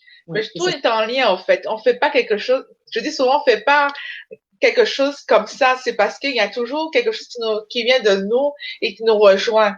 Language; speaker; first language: French; native; French